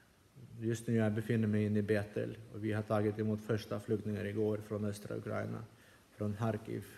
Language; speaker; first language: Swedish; non-native, fluent; Ukrainian